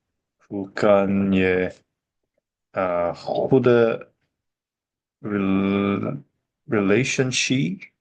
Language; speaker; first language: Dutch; non-native, learner; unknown